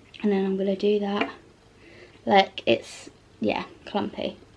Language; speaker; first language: English; native; English